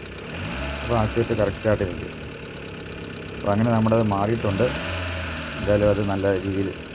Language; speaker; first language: Malayalam; native; Malayalam